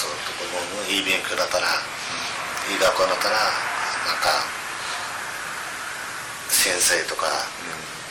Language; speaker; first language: Japanese; non-native, learner; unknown